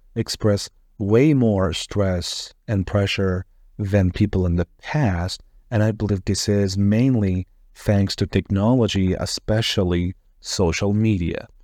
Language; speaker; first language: English; non-native, fluent; Persian